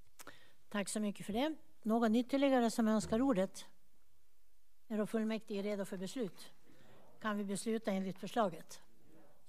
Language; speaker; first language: Swedish; native; Swedish